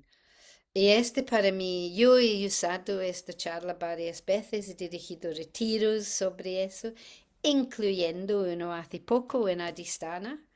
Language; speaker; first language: Spanish; non-native, fluent; English